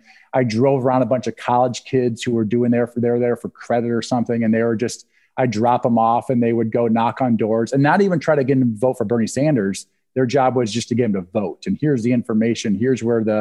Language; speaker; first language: English; native; English